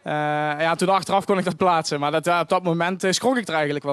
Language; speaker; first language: Dutch; native; Dutch